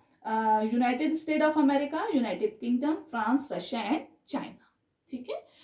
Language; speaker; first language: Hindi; native; Hindi